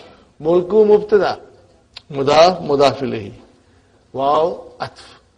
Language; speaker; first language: Arabic; non-native, fluent; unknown